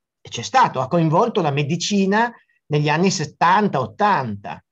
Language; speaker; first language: Italian; native; Italian